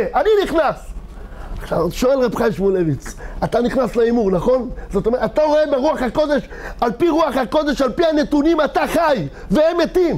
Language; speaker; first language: Hebrew; native; Hebrew